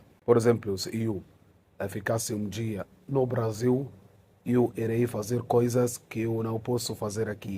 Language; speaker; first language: Portuguese; non-native, fluent; Arabic